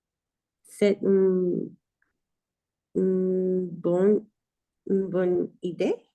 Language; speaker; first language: French; non-native, learner; Spanish